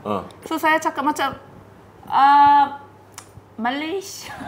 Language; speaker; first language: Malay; non-native, fluent; Korean